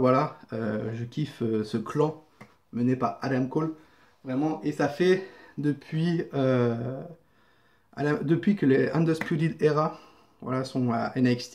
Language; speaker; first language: French; native; French